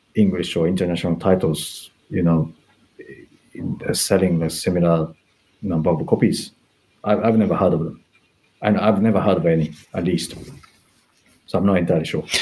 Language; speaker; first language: English; non-native, fluent; Japanese